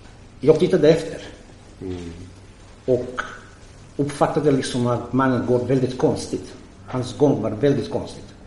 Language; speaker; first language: Swedish; non-native, fluent; Croatian